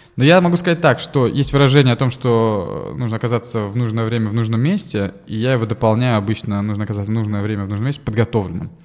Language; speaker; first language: Russian; native; Russian